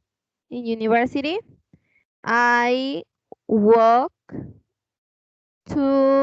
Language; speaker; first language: English; non-native, fluent; Spanish